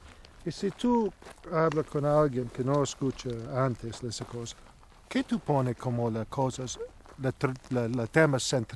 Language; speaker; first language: Spanish; non-native, learner; English